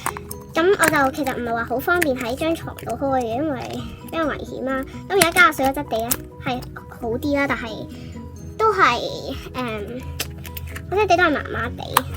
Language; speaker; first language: Cantonese; native; Cantonese